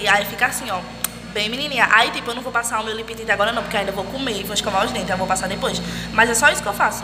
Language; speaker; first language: Portuguese; native; Portuguese